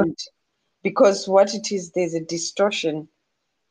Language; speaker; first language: English; non-native, local second language; Shona